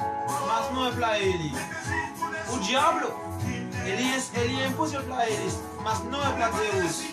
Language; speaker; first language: Portuguese; non-native, learner; Haitian Creole